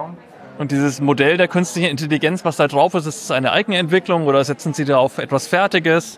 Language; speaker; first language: German; native; German